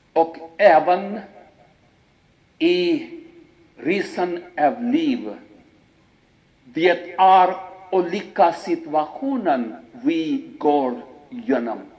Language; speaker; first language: Swedish; non-native, fluent; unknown